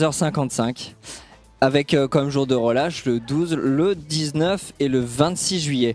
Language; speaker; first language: French; native; French